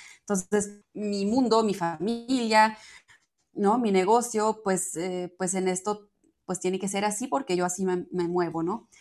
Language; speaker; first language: Spanish; non-native, fluent; German